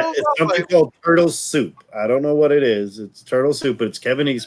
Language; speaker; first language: English; native; English